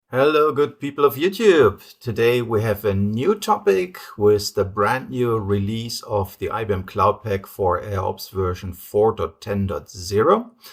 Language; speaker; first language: English; non-native, fluent; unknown